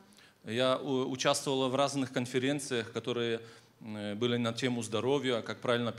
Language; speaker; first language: Polish; non-native, learner; Russian